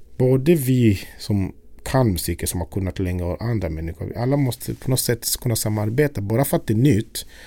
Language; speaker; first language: Swedish; non-native, fluent; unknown